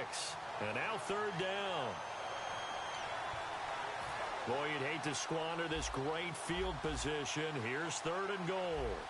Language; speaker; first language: English; native; English